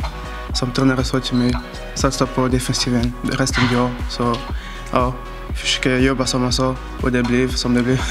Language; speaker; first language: Swedish; non-native, fluent; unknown